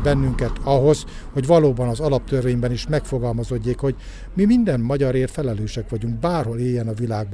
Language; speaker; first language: Hungarian; native; Hungarian